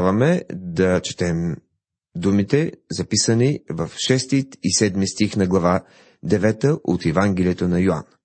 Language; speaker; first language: Bulgarian; native; Bulgarian